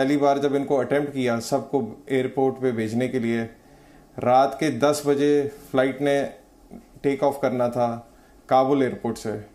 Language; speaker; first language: Hindi; native; Hindi